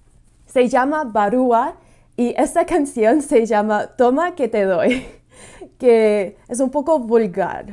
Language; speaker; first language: Spanish; non-native, fluent; English